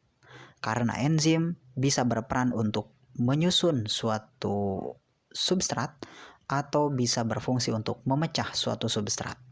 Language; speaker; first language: Indonesian; native; Indonesian